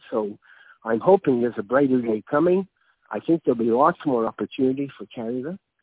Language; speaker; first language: English; native; English